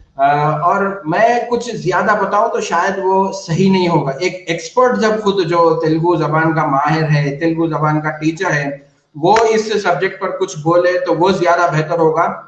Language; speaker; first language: Hindi; non-native, local second language; Urdu